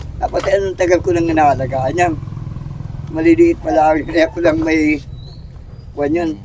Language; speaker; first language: Filipino; native; Filipino